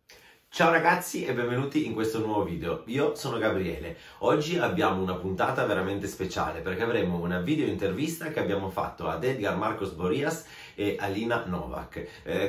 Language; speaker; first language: Italian; native; Italian